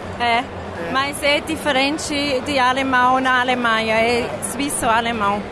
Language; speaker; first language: Portuguese; non-native, learner; German